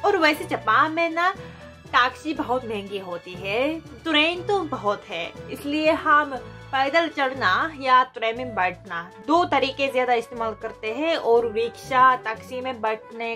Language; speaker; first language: Hindi; non-native, fluent; Japanese